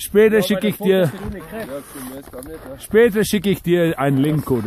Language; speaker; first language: German; non-native, fluent; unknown